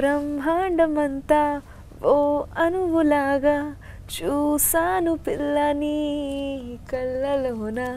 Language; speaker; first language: Telugu; non-native, learner; Bangla